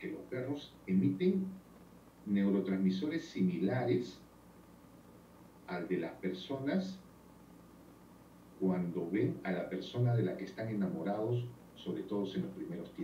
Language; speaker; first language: Spanish; native; Spanish